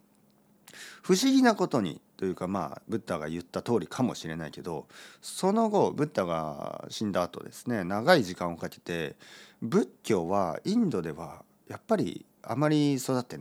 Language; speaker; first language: Japanese; native; Japanese